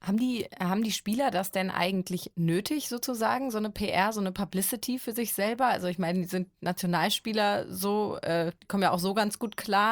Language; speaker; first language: German; native; German